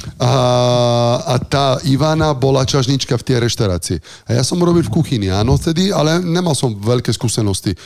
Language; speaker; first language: Slovak; non-native, fluent; Italian